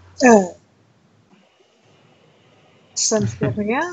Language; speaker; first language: French; non-native, learner; English